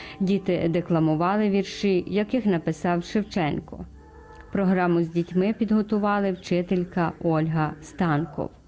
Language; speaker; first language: Ukrainian; early bilingual, heritage; Ukrainian